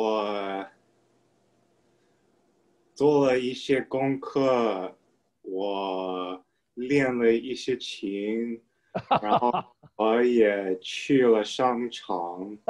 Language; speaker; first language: Chinese; non-native, learner; English